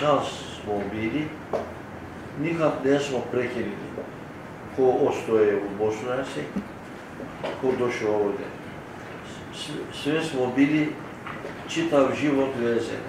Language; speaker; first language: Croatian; early bilingual, heritage; Turkish